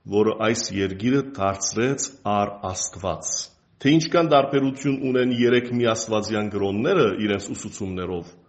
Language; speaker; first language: Armenian; native; Armenian